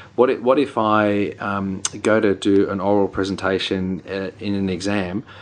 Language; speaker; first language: English; native; English